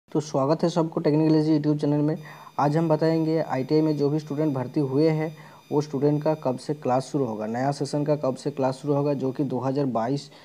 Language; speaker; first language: Hindi; non-native, local second language; Bangla